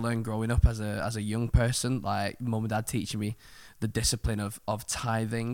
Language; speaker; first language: English; native; English